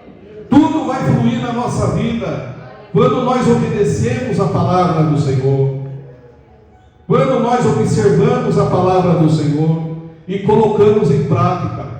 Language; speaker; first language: Portuguese; native; Portuguese